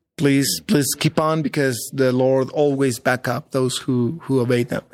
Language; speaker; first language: English; non-native, fluent; Spanish